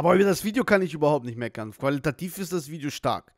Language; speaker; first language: German; native; German